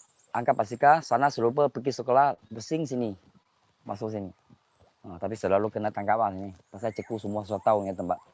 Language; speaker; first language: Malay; non-native, local second language; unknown